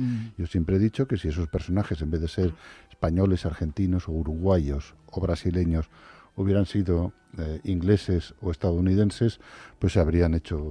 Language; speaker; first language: Spanish; native; Spanish